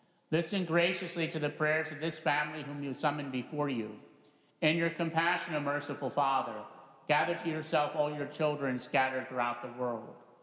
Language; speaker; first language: English; native; English